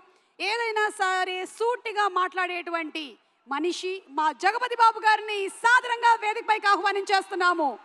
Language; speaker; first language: Telugu; native; Telugu